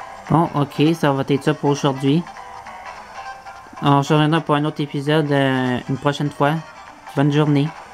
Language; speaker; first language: French; native; French